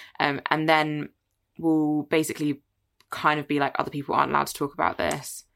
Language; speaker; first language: English; native; English